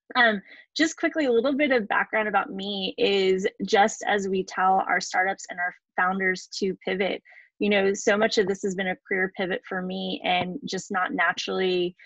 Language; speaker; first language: English; native; English